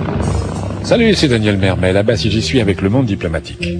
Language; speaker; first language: French; native; French